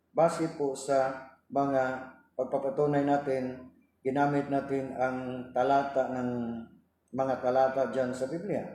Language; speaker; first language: Filipino; non-native, local second language; Cebuano